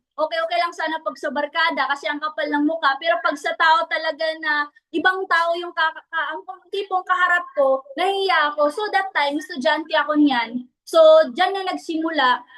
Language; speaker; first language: Filipino; non-native, local second language; Cebuano